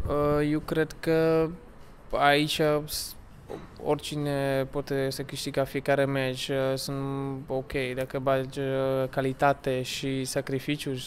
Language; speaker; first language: Romanian; non-native, learner; Slovak